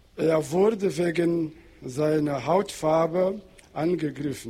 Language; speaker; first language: German; non-native, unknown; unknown